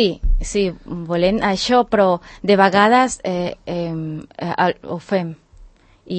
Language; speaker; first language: Catalan; non-native, learner; Spanish